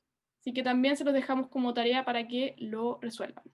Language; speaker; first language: Spanish; native; Spanish